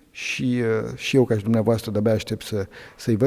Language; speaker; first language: Romanian; native; Romanian